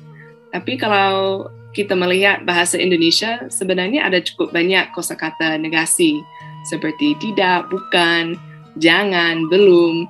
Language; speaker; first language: Indonesian; non-native, fluent; English